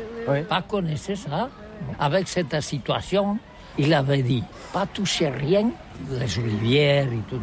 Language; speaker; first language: French; non-native, learner; Catalan